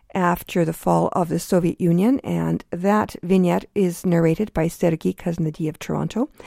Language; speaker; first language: English; early bilingual, other home language; Ukrainian